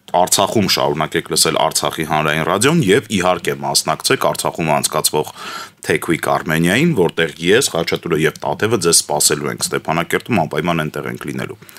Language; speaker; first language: Armenian; native; Armenian